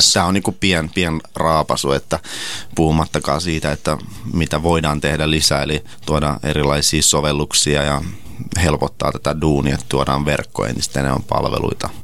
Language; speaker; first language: Finnish; early bilingual, other home language; Russian